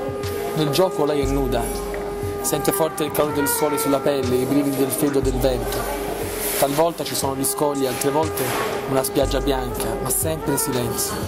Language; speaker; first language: Italian; native; Italian